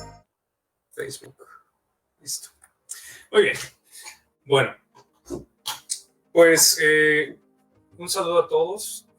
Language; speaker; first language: Spanish; native; Spanish